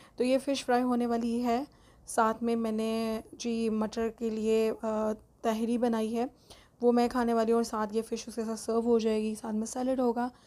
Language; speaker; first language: Urdu; native; Urdu